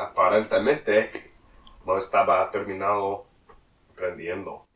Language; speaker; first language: Spanish; non-native, learner; English